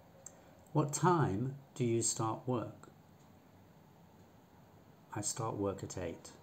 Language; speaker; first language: English; non-native, fluent; Polish